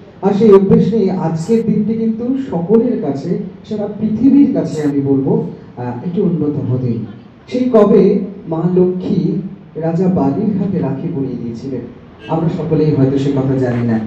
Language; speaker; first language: Bangla; native; Bangla